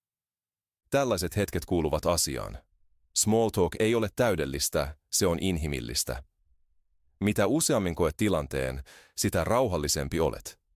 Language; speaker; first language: Finnish; non-native, fluent; Spanish